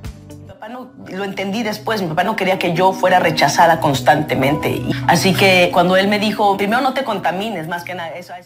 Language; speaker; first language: Spanish; native; Spanish